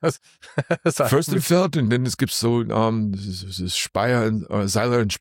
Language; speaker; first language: German; non-native, learner; English